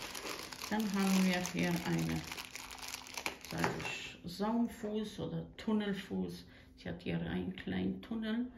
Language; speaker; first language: German; non-native, learner; Croatian